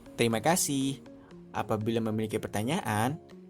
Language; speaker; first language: Indonesian; native; Indonesian